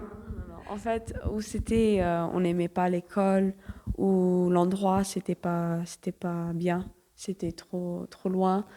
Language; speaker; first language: French; early bilingual, heritage; French